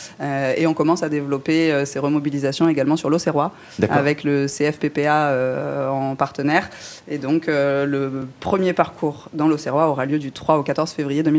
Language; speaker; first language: French; native; French